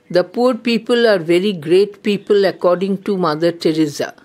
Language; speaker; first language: English; non-native, local second language; Bangla